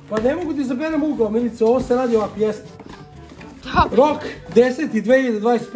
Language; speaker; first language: Croatian; native; Croatian